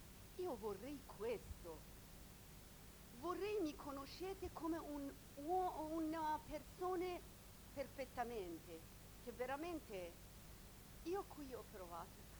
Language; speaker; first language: Italian; non-native, learner; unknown